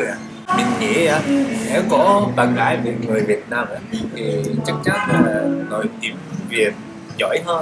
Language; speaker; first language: Vietnamese; non-native, fluent; Japanese